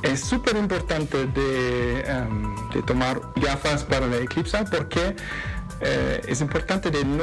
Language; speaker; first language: Spanish; non-native, fluent; French